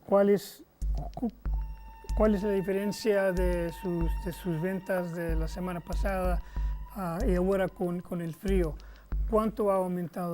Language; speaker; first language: Spanish; non-native, fluent; English